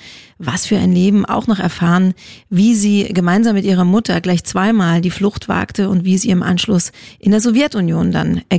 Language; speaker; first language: German; native; German